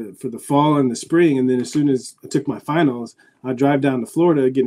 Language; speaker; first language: English; native; English